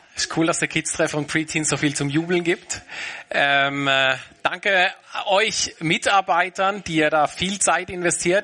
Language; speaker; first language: German; native; German